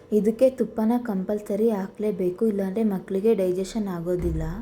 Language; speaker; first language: Kannada; native; Kannada